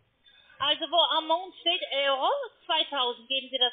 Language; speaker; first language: German; non-native, learner; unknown